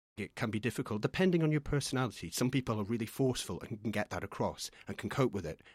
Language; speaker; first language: English; native; English